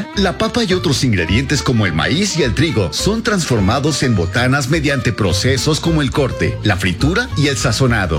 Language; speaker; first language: Spanish; native; Spanish